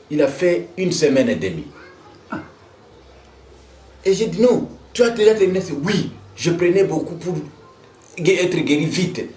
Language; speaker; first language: French; non-native, local second language; Swahili